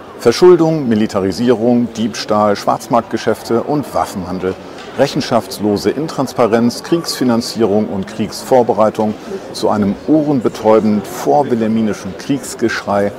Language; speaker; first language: German; native; German